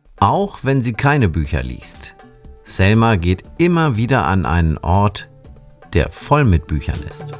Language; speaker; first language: German; native; German